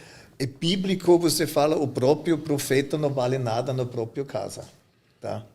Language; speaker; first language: Portuguese; non-native, fluent; German